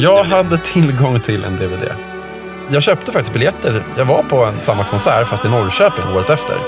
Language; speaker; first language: Swedish; native; Swedish